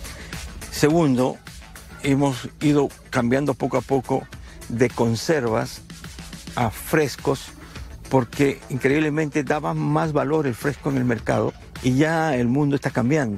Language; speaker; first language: Spanish; native; Spanish